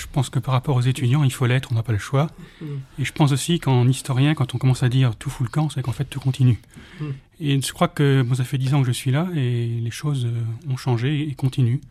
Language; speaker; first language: French; native; French